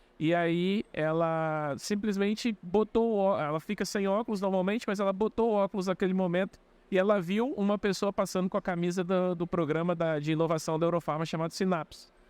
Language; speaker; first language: Portuguese; native; Portuguese